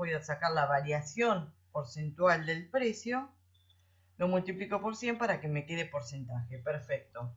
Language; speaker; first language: Spanish; native; Spanish